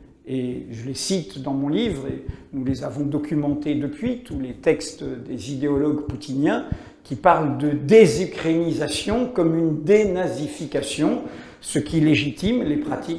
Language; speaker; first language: French; native; French